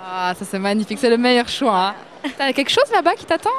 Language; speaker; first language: French; early bilingual, other home language; Arabic